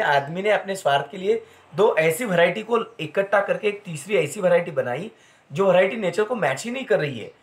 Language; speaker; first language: Hindi; non-native, local second language; Marathi